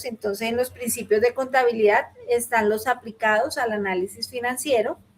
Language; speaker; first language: Spanish; native; Spanish